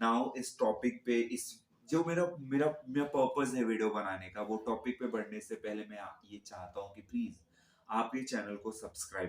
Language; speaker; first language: Hindi; native; Hindi